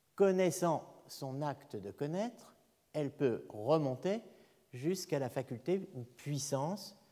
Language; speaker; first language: French; native; French